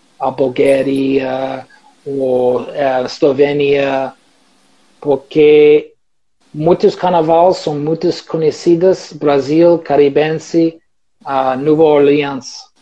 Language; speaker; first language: Portuguese; non-native, learner; English